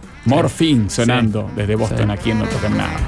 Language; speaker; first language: Spanish; native; Spanish